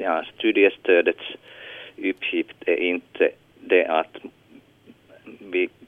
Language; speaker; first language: Swedish; non-native, local second language; Finnish